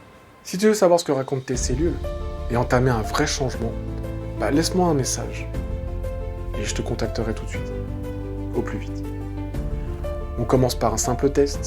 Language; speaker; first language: French; native; French